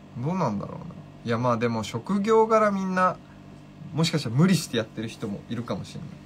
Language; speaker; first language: Japanese; native; Japanese